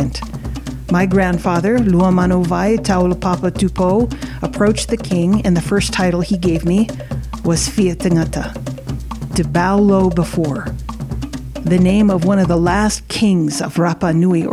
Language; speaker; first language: English; early bilingual, other home language; Samoan